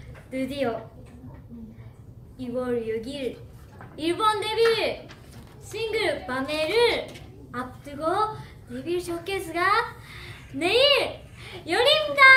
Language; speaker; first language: Korean; non-native, fluent; Japanese